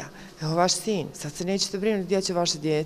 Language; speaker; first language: Croatian; native; Croatian